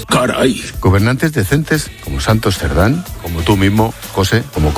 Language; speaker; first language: Spanish; native; Spanish